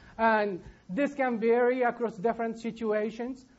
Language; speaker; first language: English; non-native, fluent; Japanese